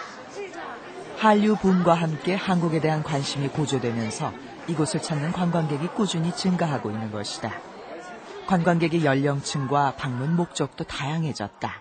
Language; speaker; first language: Korean; native; Korean